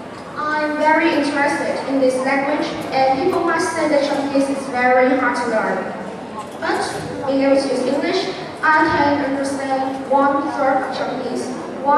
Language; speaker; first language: English; non-native, fluent; Vietnamese